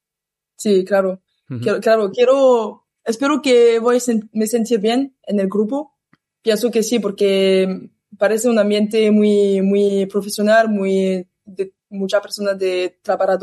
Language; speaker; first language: Spanish; non-native, learner; French